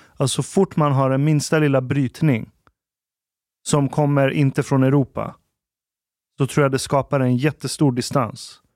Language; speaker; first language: Swedish; early bilingual, other home language; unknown